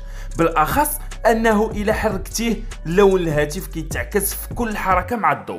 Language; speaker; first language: Arabic; native; Arabic